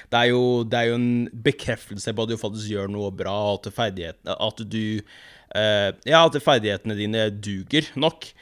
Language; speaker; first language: Norwegian; early bilingual, other home language; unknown